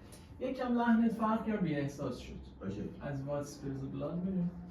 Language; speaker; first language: Persian; native; Persian